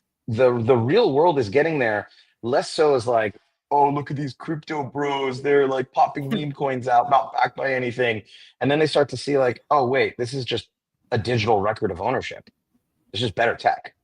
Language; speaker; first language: English; native; English